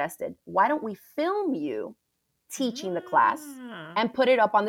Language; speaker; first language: English; native; English